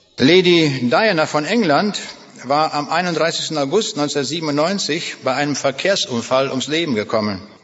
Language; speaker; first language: German; native; German